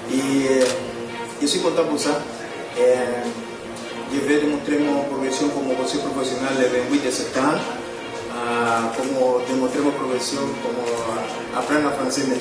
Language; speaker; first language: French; non-native, learner; Spanish